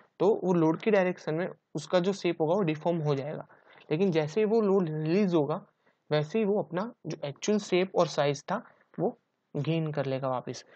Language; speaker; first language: Hindi; non-native, local second language; Gujarati